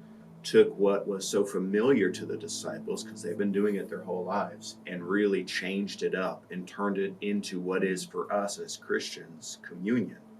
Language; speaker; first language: English; native; English